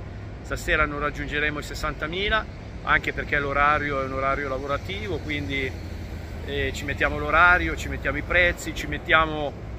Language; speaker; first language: Italian; native; Italian